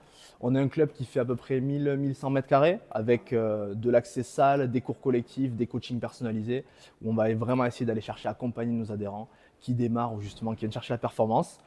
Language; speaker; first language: French; native; French